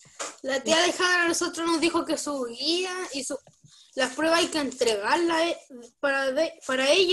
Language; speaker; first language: Spanish; native; Spanish